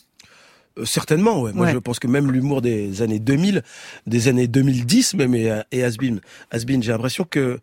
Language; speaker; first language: French; native; French